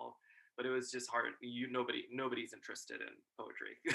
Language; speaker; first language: English; early bilingual, other home language; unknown